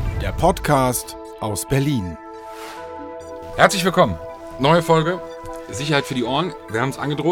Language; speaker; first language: German; native; German